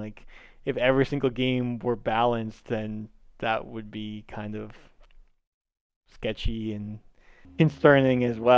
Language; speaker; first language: English; native; English